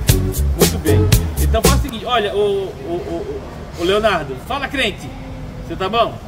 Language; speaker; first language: Portuguese; native; Portuguese